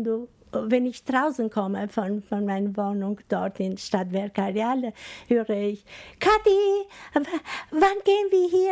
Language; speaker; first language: German; non-native, learner; Albanian